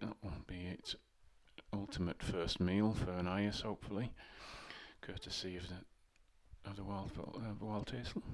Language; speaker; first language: English; native; English